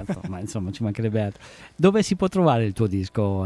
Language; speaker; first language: Italian; native; Italian